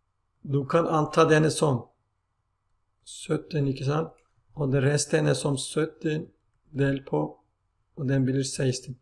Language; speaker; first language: Norwegian; non-native, learner; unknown